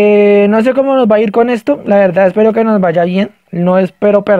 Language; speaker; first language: Spanish; native; Spanish